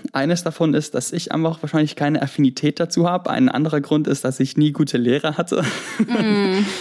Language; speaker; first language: German; early bilingual, other home language; Greek